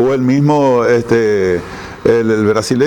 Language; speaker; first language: Spanish; native; Spanish